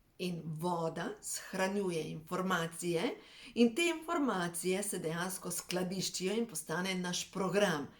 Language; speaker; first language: Slovenian; native; Slovenian